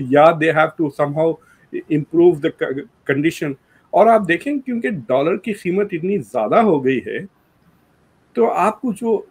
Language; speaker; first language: Hindi; non-native, local second language; Urdu